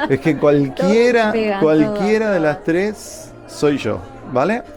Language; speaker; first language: Spanish; native; Spanish